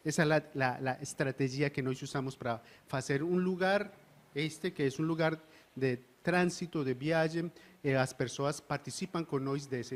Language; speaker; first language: Portuguese; non-native, learner; Spanish